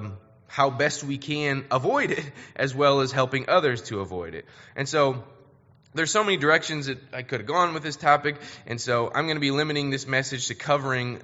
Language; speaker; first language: English; native; English